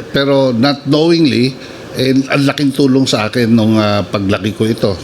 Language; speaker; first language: Filipino; native; Filipino